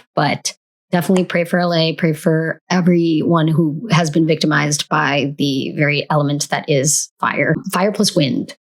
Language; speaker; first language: English; native; English